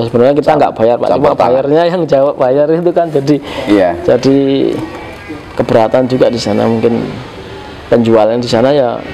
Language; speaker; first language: Indonesian; native; Indonesian